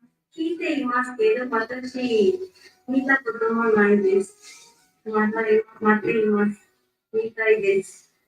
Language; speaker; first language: Japanese; non-native, learner; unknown